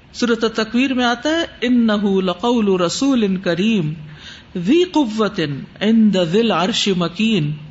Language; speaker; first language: Urdu; native; Urdu